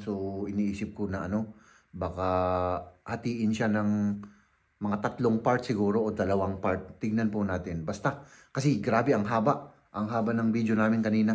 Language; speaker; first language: Filipino; native; Filipino